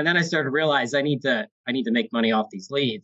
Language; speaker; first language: English; native; English